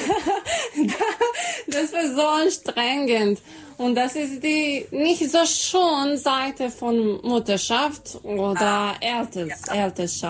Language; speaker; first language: German; non-native, learner; Serbian